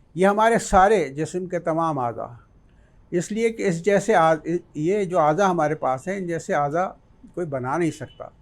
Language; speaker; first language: Urdu; native; Urdu